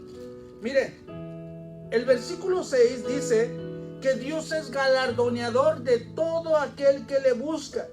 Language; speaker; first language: Spanish; native; Spanish